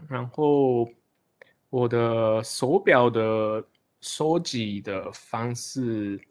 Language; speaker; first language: Chinese; non-native, fluent; Japanese